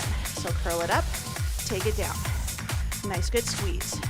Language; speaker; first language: English; native; English